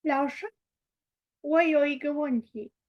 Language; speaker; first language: Chinese; non-native, learner; Romanian